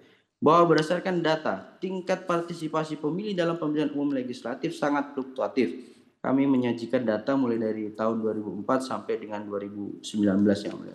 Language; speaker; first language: Indonesian; native; Indonesian